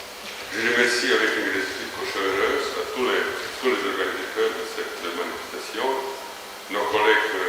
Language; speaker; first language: French; non-native, fluent; Croatian